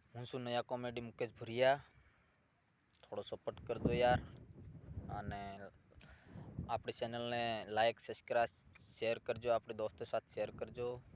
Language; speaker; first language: Gujarati; non-native, local second language; Bhili